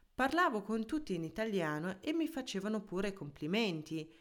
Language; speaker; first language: Italian; non-native, fluent; German